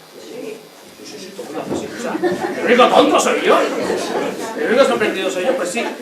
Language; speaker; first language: Spanish; native; Spanish